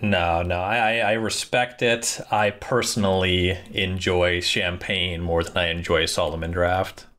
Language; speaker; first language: English; native; English